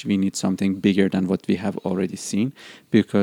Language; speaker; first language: English; non-native, fluent; Persian